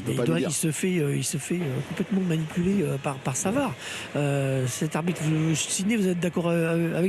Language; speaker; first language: French; native; French